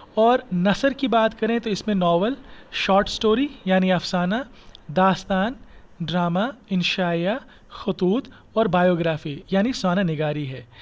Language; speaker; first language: Hindi; non-native, local second language; Kashmiri